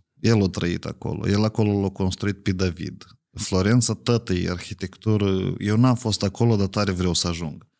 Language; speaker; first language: Romanian; native; Romanian